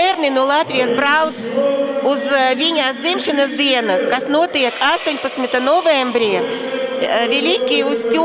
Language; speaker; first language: Latvian; non-native, local second language; Russian